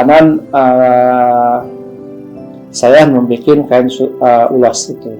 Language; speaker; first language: Indonesian; non-native, local second language; Sundanese